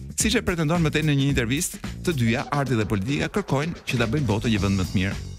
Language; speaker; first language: Albanian; native; Albanian